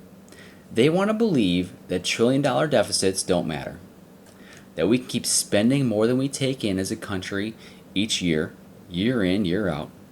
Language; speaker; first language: English; native; English